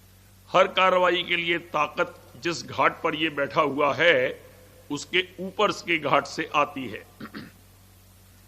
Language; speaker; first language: Hindi; native; Hindi